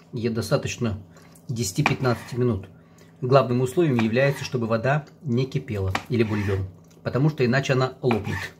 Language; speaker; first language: Russian; native; Russian